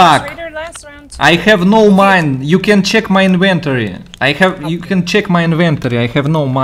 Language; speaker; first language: English; non-native, learner; Russian